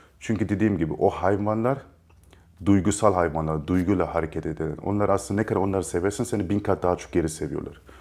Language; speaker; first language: Turkish; early bilingual, heritage; Turkish